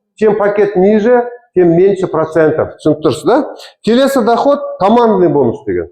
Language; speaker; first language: Russian; non-native, local second language; Kazakh